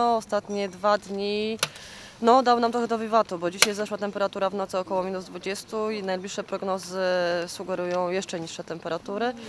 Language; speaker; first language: Polish; native; Polish